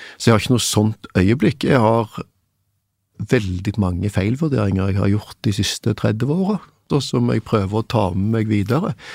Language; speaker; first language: Norwegian; native; Norwegian